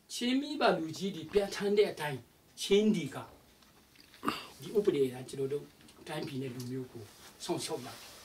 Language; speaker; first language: Burmese; non-native, local second language; Tedim Chin